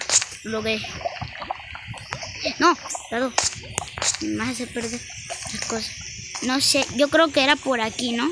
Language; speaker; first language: Spanish; native; Spanish